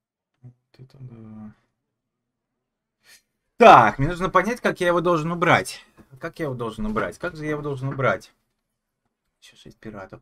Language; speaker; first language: Russian; native; Russian